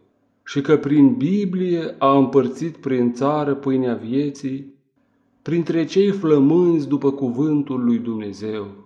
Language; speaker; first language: Romanian; native; Romanian